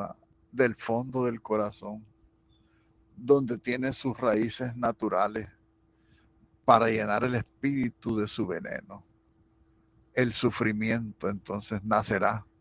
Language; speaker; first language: Spanish; native; Spanish